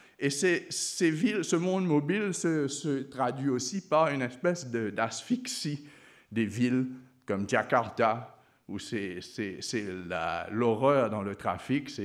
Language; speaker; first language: French; non-native, local second language; Morisyen